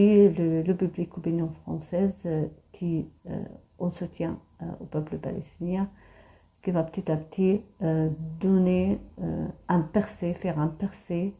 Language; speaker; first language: French; non-native, fluent; Arabic